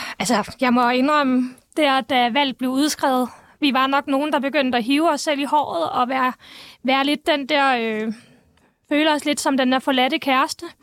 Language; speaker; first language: Danish; early bilingual, other home language; Turkish